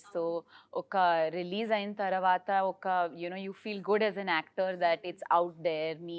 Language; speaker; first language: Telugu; non-native, local second language; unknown